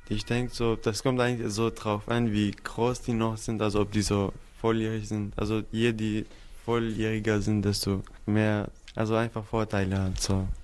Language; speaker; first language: German; non-native, fluent; Kurdish